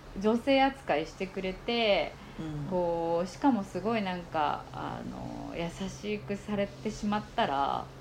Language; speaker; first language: Japanese; native; Japanese